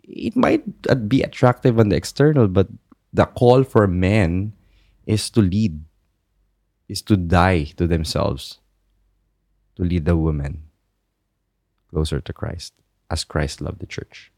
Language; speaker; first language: English; non-native, local second language; Filipino